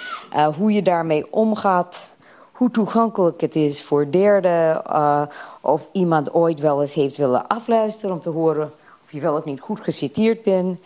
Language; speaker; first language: Dutch; non-native, fluent; English